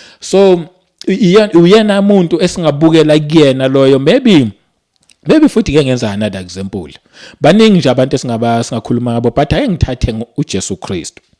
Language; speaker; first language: Zulu; native; Zulu